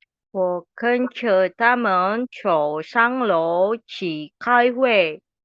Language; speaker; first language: Chinese; non-native, learner; Indonesian